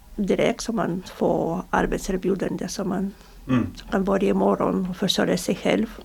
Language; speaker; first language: Swedish; non-native, learner; Russian